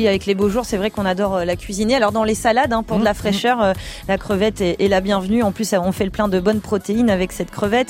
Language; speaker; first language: French; native; French